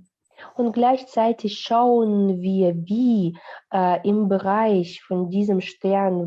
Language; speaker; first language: German; non-native, fluent; Russian